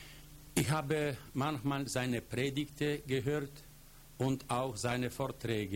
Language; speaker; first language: German; non-native, fluent; Polish